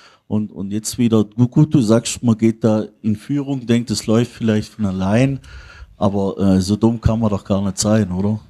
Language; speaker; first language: German; native; German